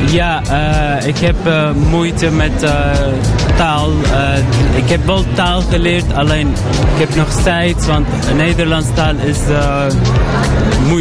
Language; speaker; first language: Dutch; non-native, learner; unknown